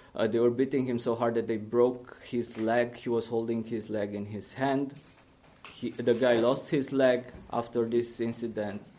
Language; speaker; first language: English; non-native, fluent; Romanian